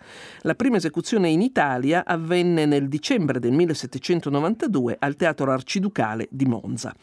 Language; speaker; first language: Italian; native; Italian